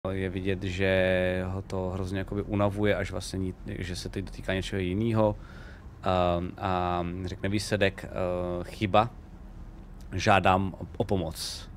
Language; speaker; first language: Czech; native; Czech